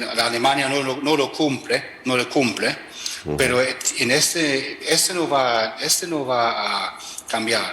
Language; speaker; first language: Spanish; non-native, fluent; German